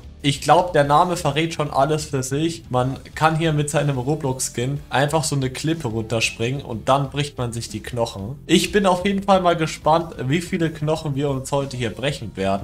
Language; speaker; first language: German; native; German